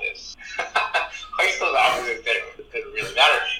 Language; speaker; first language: English; early bilingual, other home language; Spanish